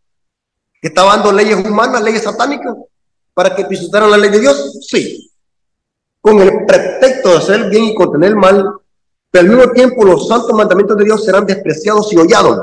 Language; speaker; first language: Spanish; native; Spanish